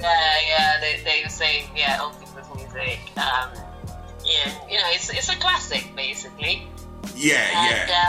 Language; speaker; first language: English; non-native, fluent; Portuguese